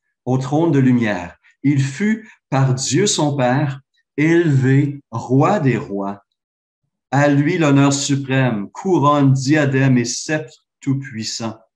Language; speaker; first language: French; native; French